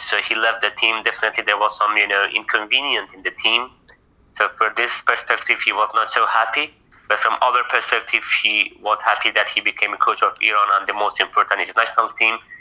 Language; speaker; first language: English; non-native, fluent; Persian